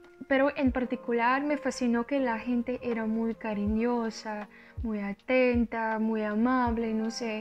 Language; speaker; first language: Spanish; non-native, learner; Russian